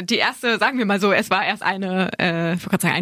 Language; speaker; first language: German; native; German